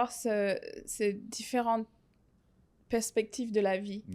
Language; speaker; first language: French; native; French